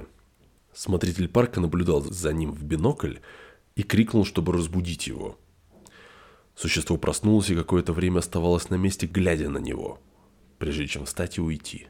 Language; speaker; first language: Russian; native; Russian